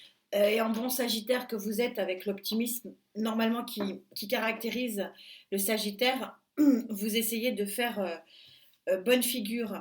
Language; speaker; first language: French; native; French